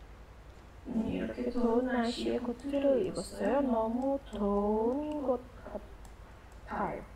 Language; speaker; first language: Korean; non-native, learner; Indonesian